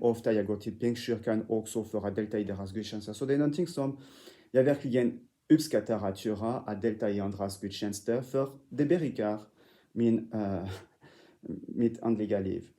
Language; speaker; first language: Swedish; non-native, fluent; French